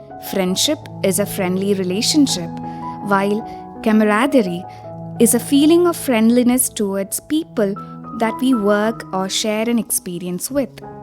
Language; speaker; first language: English; non-native, local second language; Malayalam